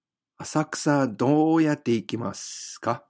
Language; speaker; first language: Japanese; non-native, fluent; English